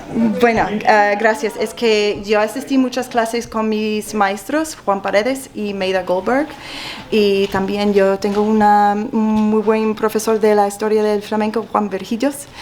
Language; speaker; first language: Spanish; non-native, fluent; English